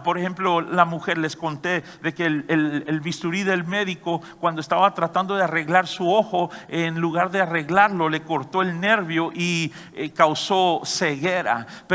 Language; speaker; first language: Spanish; native; Spanish